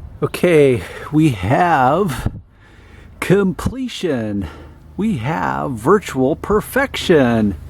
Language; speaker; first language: English; native; English